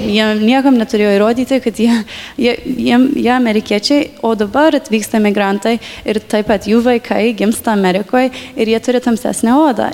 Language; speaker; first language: Lithuanian; early bilingual, heritage; Lithuanian